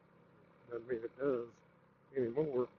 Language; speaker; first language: English; native; English